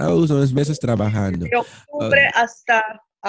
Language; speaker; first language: Spanish; non-native, fluent; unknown